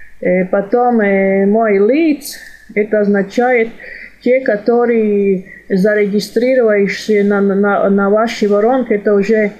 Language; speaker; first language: Russian; non-native, fluent; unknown